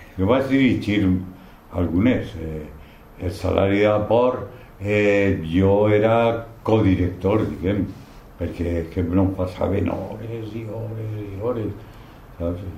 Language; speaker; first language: Catalan; non-native, local second language; Spanish